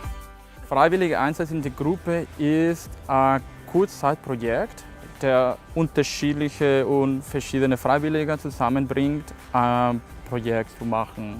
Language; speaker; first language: German; non-native, fluent; Spanish